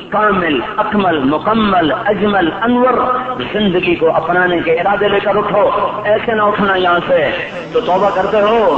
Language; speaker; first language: Urdu; non-native, local second language; Punjabi